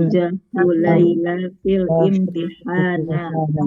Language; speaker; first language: Arabic; non-native, learner; Indonesian